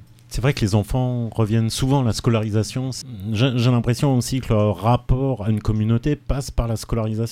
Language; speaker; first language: French; native; French